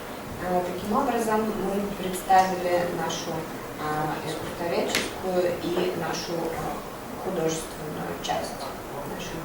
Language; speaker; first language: Russian; non-native, fluent; German